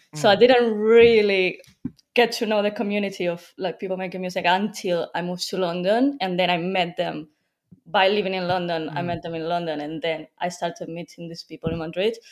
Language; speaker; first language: English; non-native, fluent; Spanish